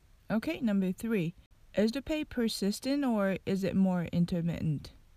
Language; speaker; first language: English; non-native, fluent; Japanese